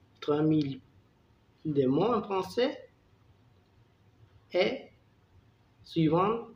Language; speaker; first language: French; non-native, learner; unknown